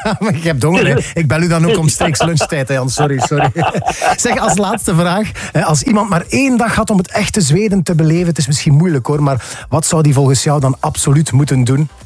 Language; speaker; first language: Dutch; native; Dutch